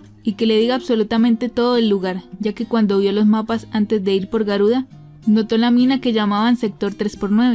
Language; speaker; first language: Spanish; native; Spanish